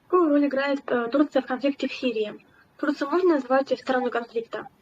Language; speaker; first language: Russian; native; Russian